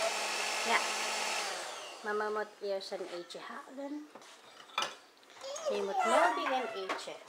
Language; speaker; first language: Dutch; non-native, learner; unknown